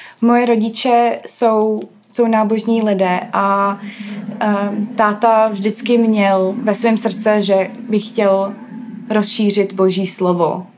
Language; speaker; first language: Czech; early bilingual, other home language; English